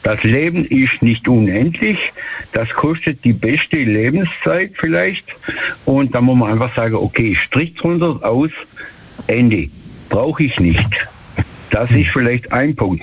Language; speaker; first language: German; native; German